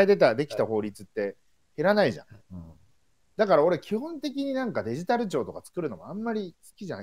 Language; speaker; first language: Japanese; native; Japanese